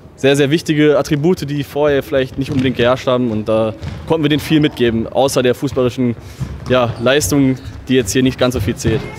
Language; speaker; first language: German; native; German